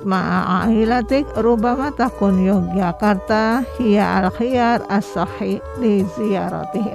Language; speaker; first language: Arabic; non-native, fluent; Indonesian